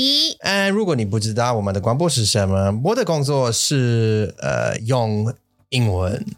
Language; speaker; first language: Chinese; non-native, learner; English